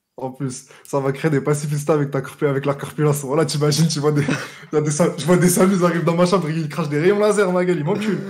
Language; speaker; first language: French; native; French